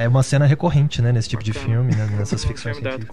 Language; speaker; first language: Portuguese; native; Portuguese